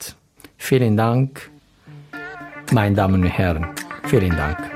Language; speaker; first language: German; non-native, learner; Arabic